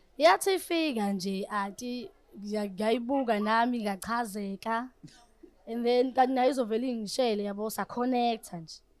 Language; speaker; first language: Zulu; native; Zulu